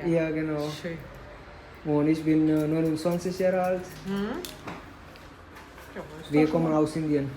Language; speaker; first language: German; non-native, learner; Gujarati